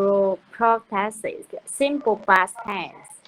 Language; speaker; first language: English; non-native, learner; Vietnamese